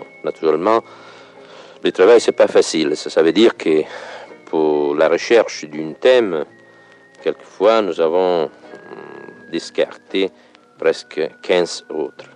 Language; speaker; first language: French; non-native, fluent; Italian